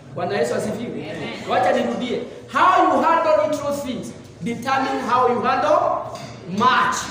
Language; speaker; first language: English; non-native, local second language; Swahili